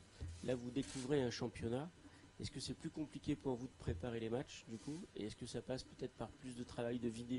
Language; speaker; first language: French; native; French